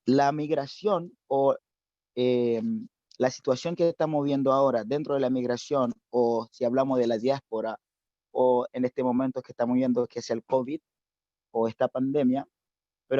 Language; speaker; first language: Spanish; non-native, fluent; Haitian Creole